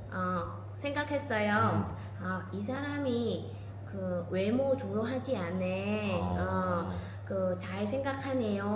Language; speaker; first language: Korean; non-native, learner; Vietnamese